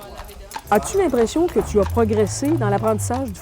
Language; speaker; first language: French; native; French